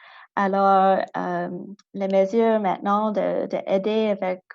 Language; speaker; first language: French; non-native, local second language; English